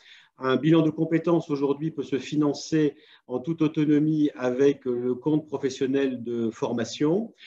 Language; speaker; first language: French; native; French